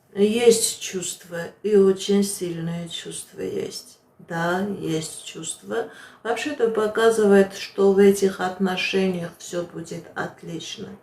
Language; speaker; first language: Russian; non-native, fluent; Armenian